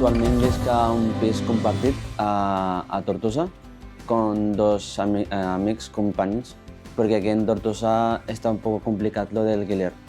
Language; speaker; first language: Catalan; non-native, local second language; Spanish